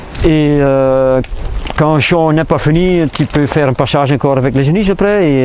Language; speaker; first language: French; non-native, fluent; Dutch